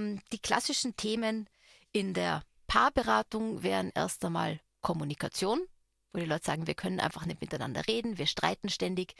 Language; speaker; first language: German; native; German